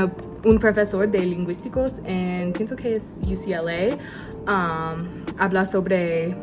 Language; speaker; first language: Spanish; non-native, learner; English